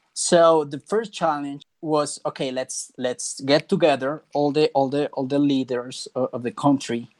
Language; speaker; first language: English; non-native, fluent; Spanish